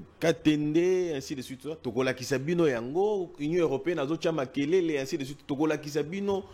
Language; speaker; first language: Lingala; non-native, local second language; Luba-Lulua